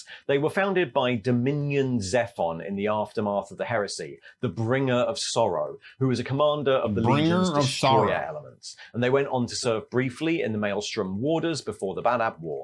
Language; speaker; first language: English; native; English